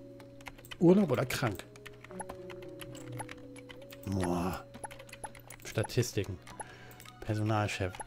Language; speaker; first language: German; native; German